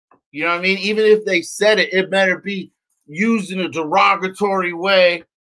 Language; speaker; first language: English; native; English